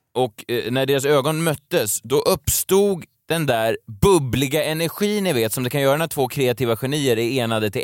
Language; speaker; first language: Swedish; native; Swedish